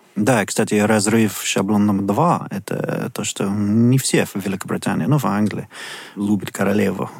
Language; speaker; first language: Russian; non-native, fluent; English